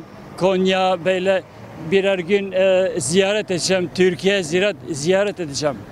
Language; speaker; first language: Turkish; non-native, fluent; Albanian